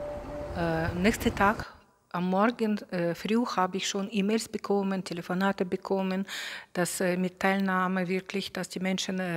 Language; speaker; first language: German; non-native, fluent; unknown